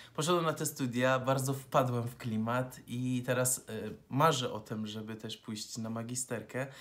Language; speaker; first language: Polish; non-native, fluent; Persian